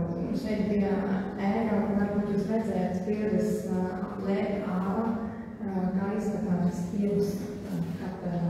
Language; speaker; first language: Latvian; non-native, learner; German